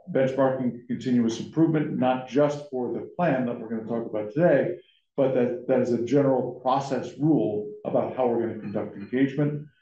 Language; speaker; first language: English; native; English